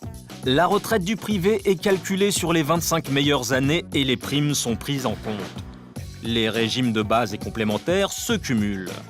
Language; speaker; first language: French; native; French